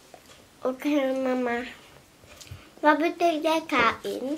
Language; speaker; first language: Swedish; early bilingual, other home language; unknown